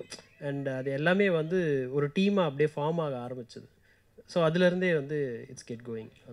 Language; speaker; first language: Tamil; native; Tamil